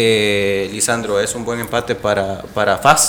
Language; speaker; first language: Spanish; native; Spanish